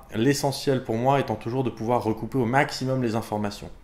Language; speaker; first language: French; native; French